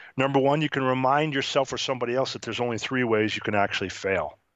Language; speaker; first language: English; native; English